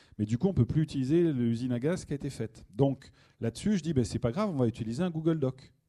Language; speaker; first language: French; native; French